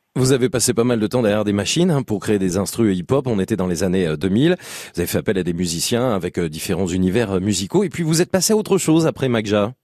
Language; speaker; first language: French; native; French